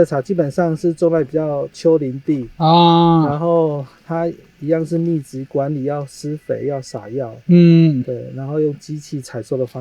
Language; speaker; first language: Chinese; native; Chinese